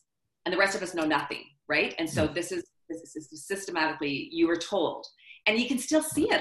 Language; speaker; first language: English; native; English